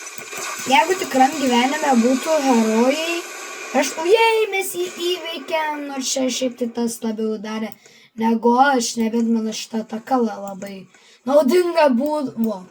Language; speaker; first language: Lithuanian; native; Lithuanian